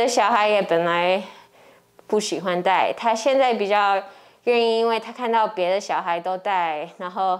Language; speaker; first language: Chinese; early bilingual, heritage; English